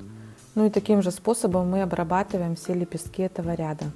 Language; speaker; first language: Russian; native; Russian